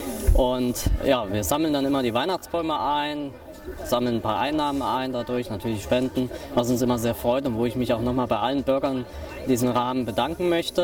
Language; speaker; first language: German; native; German